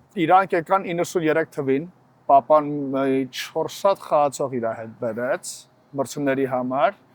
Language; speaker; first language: Armenian; early bilingual, heritage; Armenian